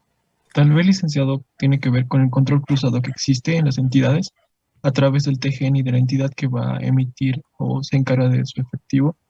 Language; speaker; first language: Spanish; native; Spanish